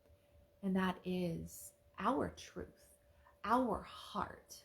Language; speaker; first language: English; native; English